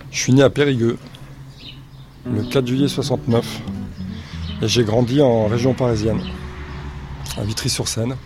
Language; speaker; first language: French; native; French